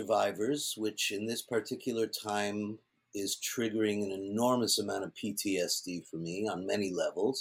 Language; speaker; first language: English; early bilingual, other home language; Yiddish